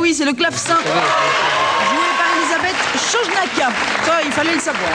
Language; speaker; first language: French; native; French